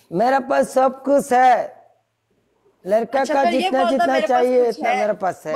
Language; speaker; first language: Hindi; non-native, learner; Bangla